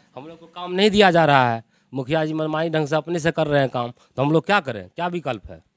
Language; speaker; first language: Hindi; native; Hindi